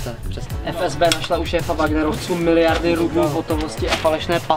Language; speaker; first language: Czech; native; Czech